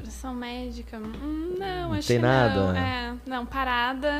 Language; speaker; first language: Portuguese; native; Portuguese